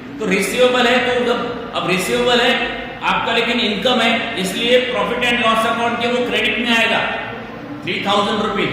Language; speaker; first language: Hindi; non-native, local second language; Marathi